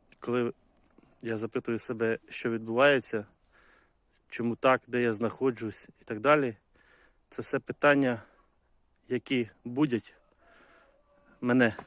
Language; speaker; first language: Ukrainian; native; Ukrainian